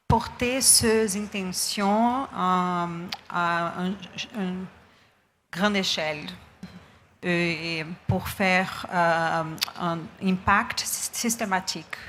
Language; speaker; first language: French; non-native, learner; Portuguese